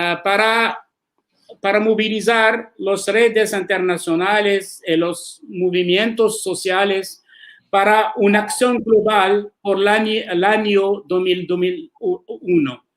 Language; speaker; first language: Spanish; non-native, learner; Arabic